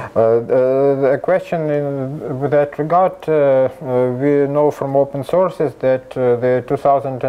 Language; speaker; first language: English; non-native, fluent; Ukrainian